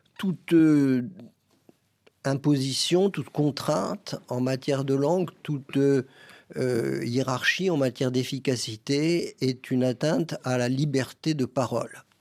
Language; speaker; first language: French; native; French